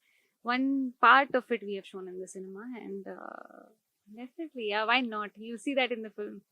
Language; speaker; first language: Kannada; non-native, local second language; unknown